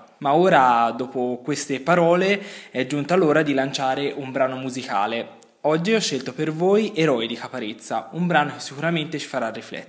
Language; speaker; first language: Italian; native; Italian